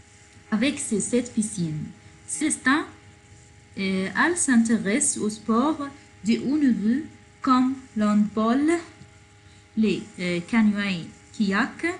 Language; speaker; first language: French; non-native, fluent; Arabic